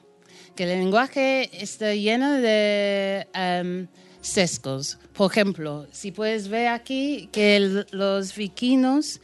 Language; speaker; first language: Spanish; non-native, fluent; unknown